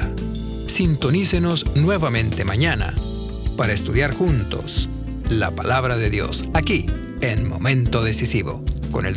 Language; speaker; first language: Spanish; native; Spanish